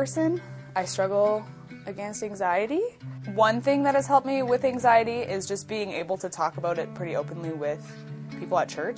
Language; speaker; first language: English; native; English